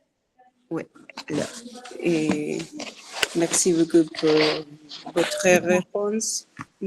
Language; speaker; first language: French; non-native, fluent; Spanish